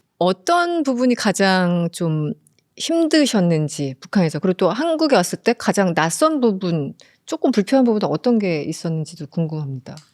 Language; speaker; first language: Korean; native; Korean